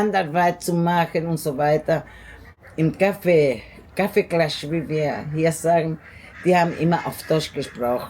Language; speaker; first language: German; early bilingual, heritage; German